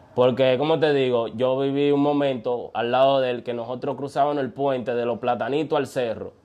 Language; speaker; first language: Spanish; native; Spanish